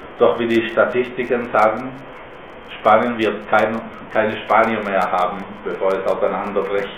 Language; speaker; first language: German; non-native, fluent; Spanish